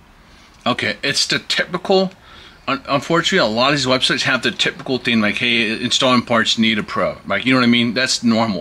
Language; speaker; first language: English; native; English